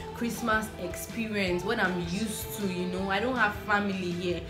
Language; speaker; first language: English; non-native, local second language; Igbo